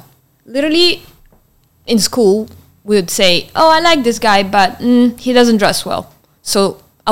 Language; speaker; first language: English; non-native, fluent; Italian